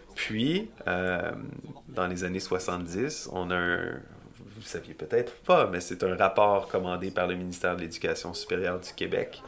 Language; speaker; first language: French; native; French